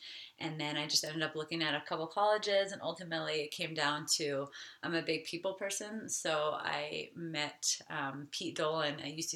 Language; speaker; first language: English; native; English